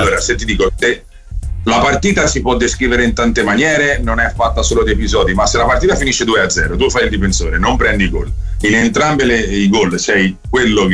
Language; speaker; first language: Italian; native; Italian